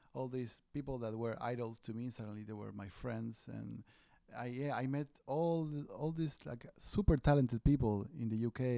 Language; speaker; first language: English; non-native, fluent; Spanish